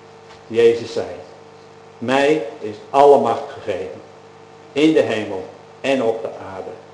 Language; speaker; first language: Dutch; native; Dutch